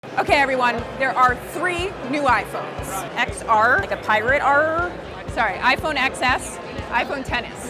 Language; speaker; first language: English; native; English